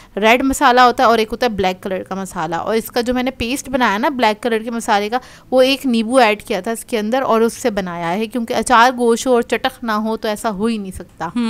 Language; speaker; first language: Hindi; native; Hindi